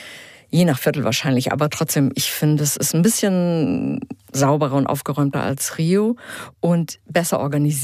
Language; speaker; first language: German; early bilingual, heritage; German